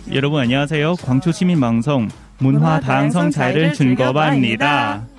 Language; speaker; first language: Korean; non-native, fluent; Vietnamese